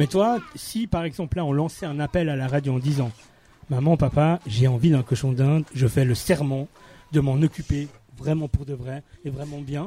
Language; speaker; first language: French; native; French